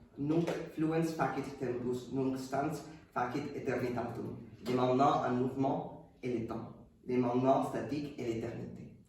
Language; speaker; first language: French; non-native, fluent; Spanish